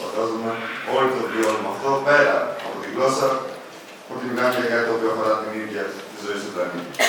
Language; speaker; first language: Greek; native; Greek